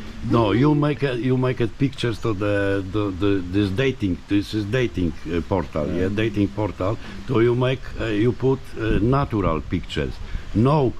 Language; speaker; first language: English; non-native, learner; Polish